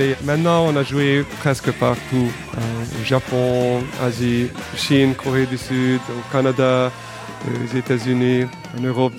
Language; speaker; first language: French; non-native, fluent; Hungarian